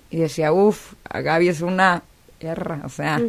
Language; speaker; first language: Spanish; native; Spanish